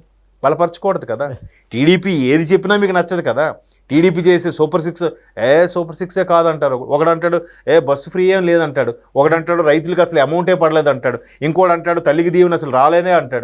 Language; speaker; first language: Telugu; native; Telugu